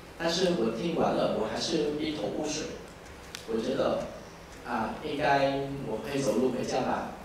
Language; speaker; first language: Chinese; non-native, fluent; Vietnamese